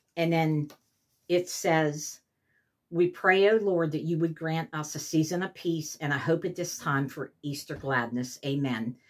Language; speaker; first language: English; native; English